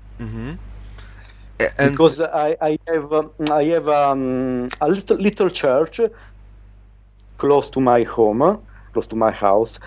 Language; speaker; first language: English; non-native, learner; Italian